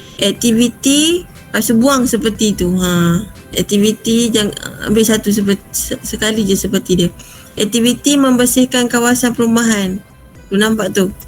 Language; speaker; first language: Malay; native; Malay